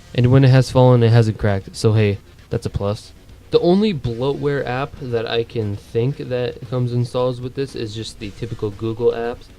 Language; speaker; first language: English; native; English